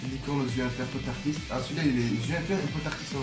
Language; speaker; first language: French; native; French